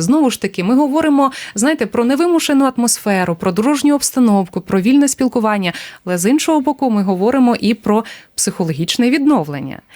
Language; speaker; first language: Ukrainian; native; Ukrainian